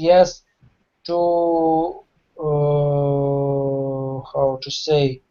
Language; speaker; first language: English; non-native, learner; Russian